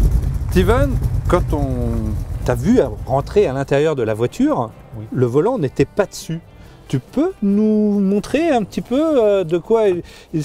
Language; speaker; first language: French; native; French